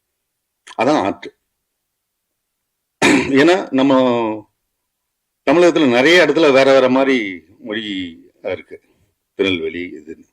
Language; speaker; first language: Tamil; native; Tamil